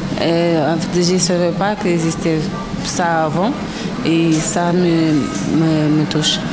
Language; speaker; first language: French; non-native, learner; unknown